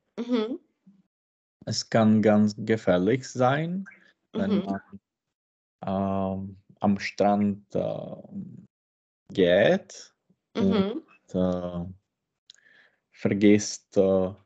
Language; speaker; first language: German; non-native, learner; Czech